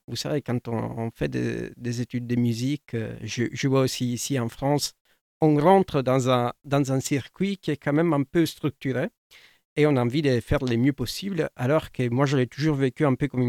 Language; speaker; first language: French; non-native, fluent; Italian